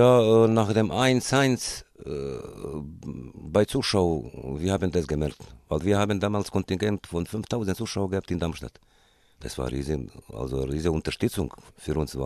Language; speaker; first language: German; non-native, fluent; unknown